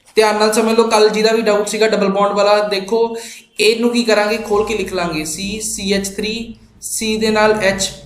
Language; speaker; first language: Hindi; non-native, local second language; Punjabi